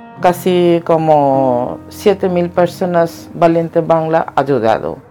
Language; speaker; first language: Spanish; non-native, learner; Bangla